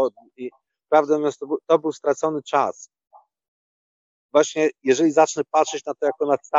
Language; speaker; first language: Polish; native; Polish